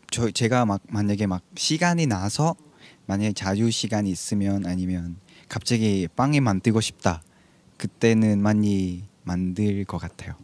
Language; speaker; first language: Korean; non-native, learner; Vietnamese